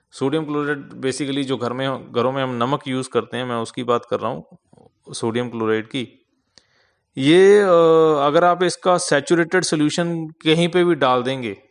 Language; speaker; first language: Hindi; non-native, local second language; Punjabi